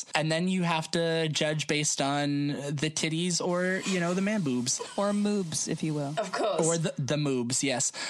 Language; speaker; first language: English; native; English